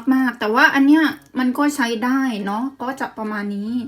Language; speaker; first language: Thai; native; Thai